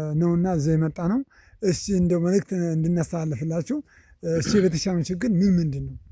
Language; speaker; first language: Amharic; native; Amharic